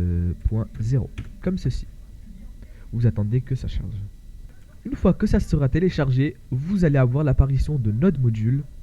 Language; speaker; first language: French; native; French